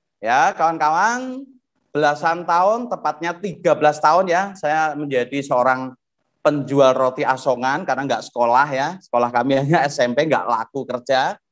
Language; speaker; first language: Indonesian; non-native, local second language; Javanese